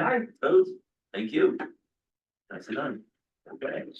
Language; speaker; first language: English; native; English